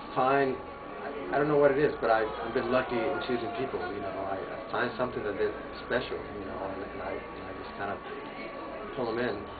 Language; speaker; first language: English; native; English